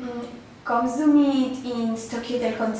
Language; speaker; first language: German; non-native, learner; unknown